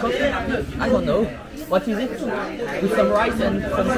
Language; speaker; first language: English; non-native, learner; French